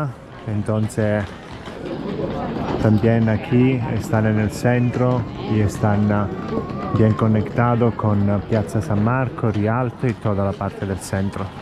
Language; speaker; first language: Spanish; non-native, fluent; Italian